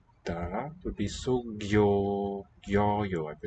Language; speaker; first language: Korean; non-native, learner; English